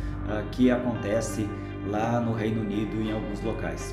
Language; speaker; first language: Portuguese; native; Portuguese